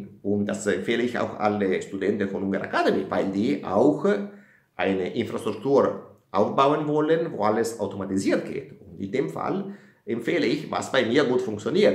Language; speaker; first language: German; non-native, fluent; Italian